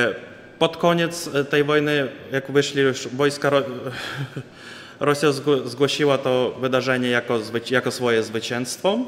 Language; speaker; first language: Polish; non-native, fluent; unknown